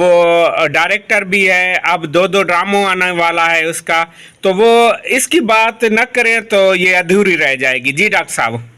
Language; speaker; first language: Urdu; non-native, local second language; Punjabi